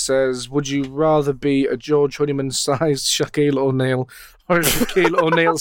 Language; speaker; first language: English; native; English